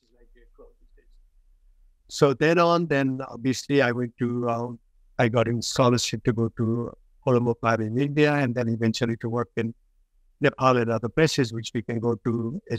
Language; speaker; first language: English; non-native, local second language; Nepali